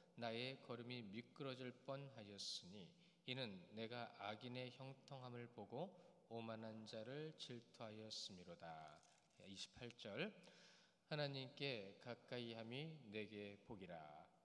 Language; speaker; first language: Korean; native; Korean